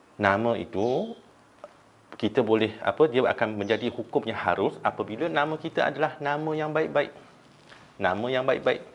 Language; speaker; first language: Malay; non-native, local second language; Chinese